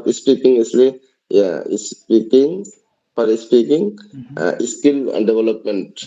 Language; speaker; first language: English; non-native, learner; Bangla